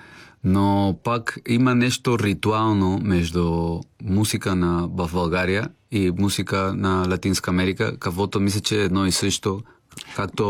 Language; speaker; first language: Bulgarian; non-native, learner; Spanish